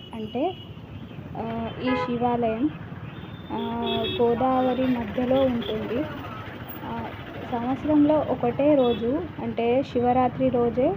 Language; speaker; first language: Telugu; non-native, learner; Marathi